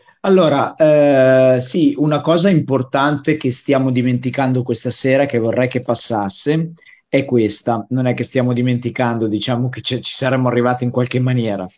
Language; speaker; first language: Italian; native; Italian